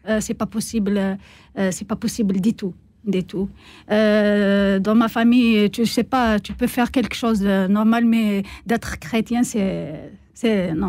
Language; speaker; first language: French; non-native, learner; Kabyle